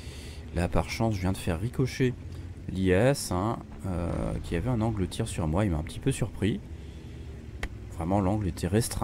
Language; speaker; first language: French; native; French